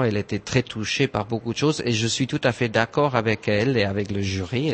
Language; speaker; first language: French; non-native, fluent; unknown